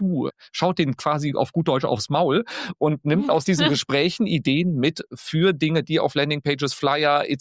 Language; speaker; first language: German; native; German